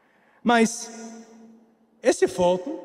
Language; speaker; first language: Portuguese; non-native, fluent; English